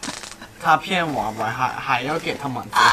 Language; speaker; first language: Chinese; non-native, learner; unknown